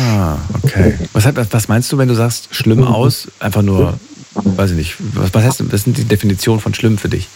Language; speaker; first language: German; native; German